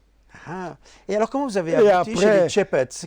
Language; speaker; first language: French; native; French